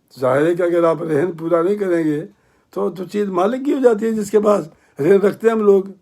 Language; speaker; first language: Urdu; non-native, local second language; Punjabi